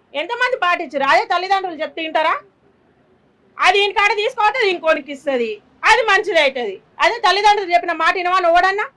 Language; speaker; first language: Telugu; native; Telugu